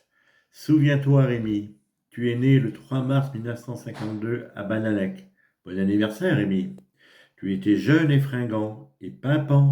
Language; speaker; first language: French; native; French